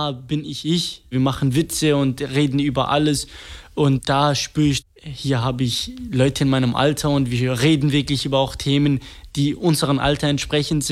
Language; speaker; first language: German; non-native, fluent; Kurdish